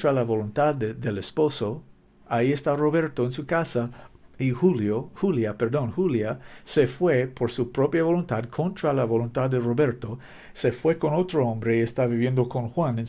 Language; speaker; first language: Spanish; non-native, learner; English